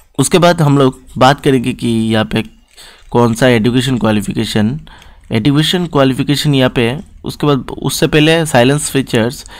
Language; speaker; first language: Hindi; non-native, local second language; Bangla